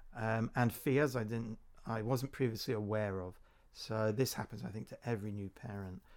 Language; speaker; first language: English; native; English